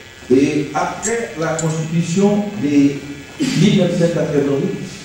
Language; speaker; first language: French; non-native, learner; Portuguese